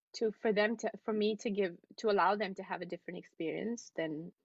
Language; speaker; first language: English; non-native, local second language; Hindi